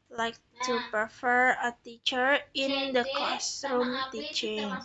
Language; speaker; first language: English; non-native, learner; Indonesian